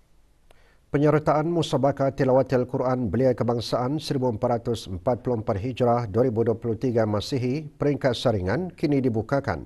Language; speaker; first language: Malay; native; Malay